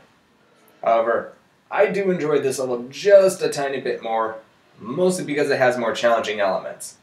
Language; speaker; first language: English; native; English